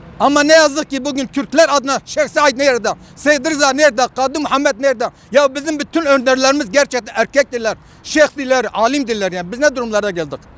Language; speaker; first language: Turkish; non-native, local second language; Kurdish